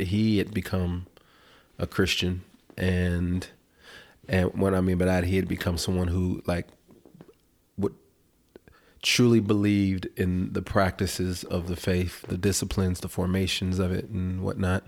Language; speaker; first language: English; native; English